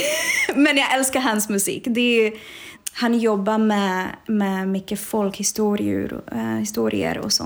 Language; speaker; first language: Swedish; non-native, fluent; Czech